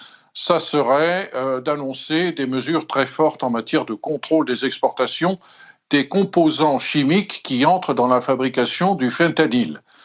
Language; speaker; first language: French; native; French